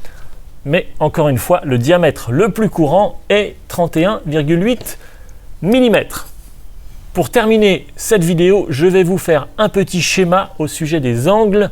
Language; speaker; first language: French; native; French